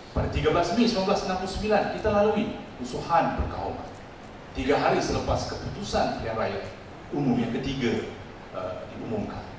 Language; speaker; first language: Malay; non-native, local second language; Tamil